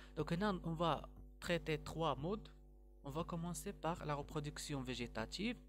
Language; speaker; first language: French; non-native, local second language; Arabic